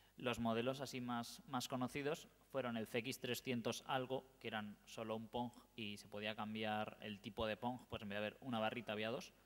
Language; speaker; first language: Spanish; native; Spanish